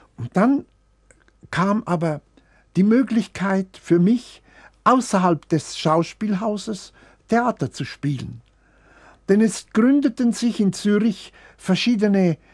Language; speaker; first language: German; early bilingual, other home language; Italian